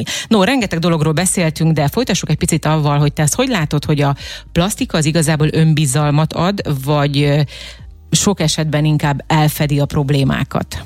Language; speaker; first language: Hungarian; native; Hungarian